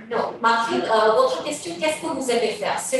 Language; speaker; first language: French; non-native, fluent; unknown